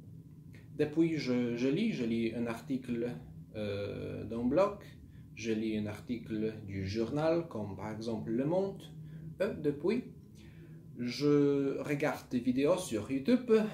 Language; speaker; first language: French; non-native, learner; Polish